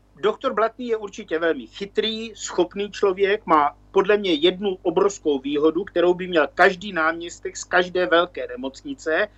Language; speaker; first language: Czech; native; Czech